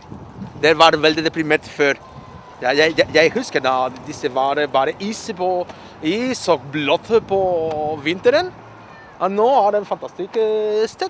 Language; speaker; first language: Norwegian; non-native, learner; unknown